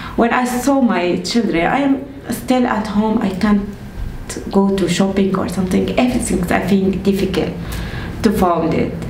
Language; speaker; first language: English; non-native, learner; Arabic